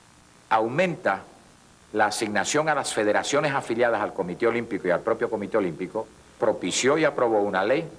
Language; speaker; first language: Spanish; native; Spanish